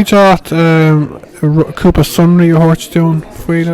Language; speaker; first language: Irish; non-native, local second language; English